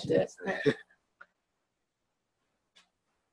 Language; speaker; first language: Japanese; non-native, learner; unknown